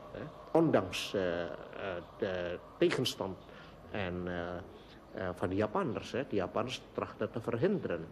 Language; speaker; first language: Dutch; non-native, local second language; Indonesian